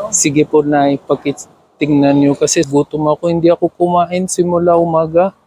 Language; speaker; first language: Filipino; non-native, learner; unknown